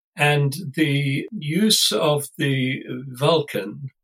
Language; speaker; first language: English; native; English